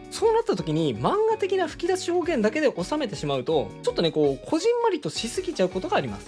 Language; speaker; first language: Japanese; native; Japanese